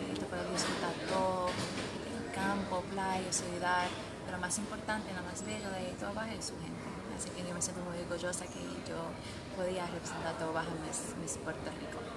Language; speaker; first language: Spanish; early bilingual, heritage; English